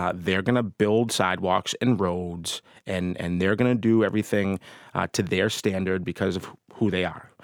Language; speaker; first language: English; native; English